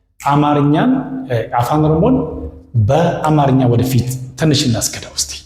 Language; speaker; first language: Amharic; non-native, local second language; Oromo